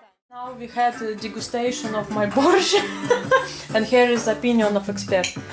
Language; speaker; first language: English; non-native, learner; Russian